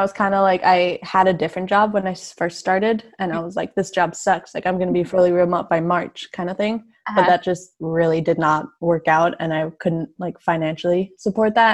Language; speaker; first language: English; native; English